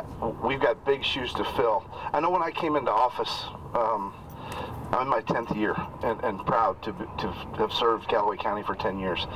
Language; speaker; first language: English; native; English